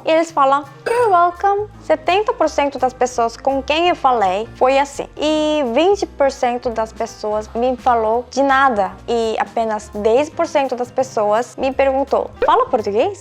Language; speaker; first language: Portuguese; non-native, fluent; Korean